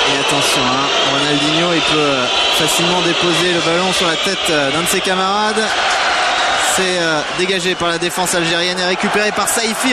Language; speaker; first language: French; native; French